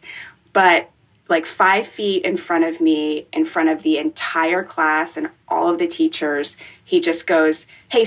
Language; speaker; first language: English; native; English